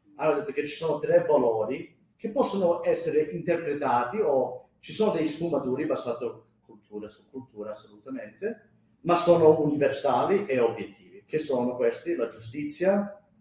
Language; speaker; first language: Italian; non-native, fluent; English